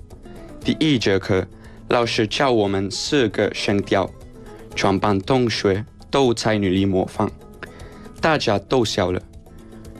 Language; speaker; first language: Chinese; non-native, fluent; Spanish